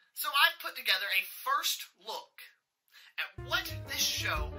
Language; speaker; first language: English; native; English